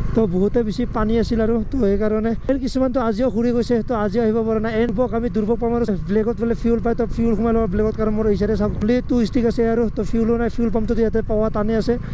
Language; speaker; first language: Assamese; non-native, local second language; Bodo